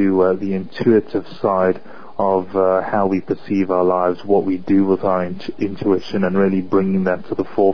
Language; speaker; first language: English; native; English